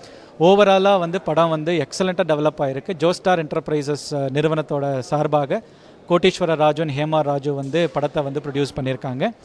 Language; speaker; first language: Tamil; native; Tamil